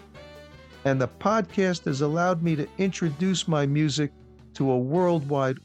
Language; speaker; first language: English; native; English